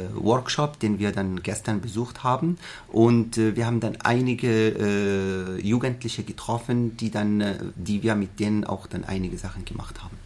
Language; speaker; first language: German; non-native, fluent; Arabic